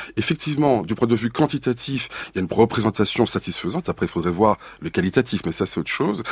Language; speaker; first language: French; native; French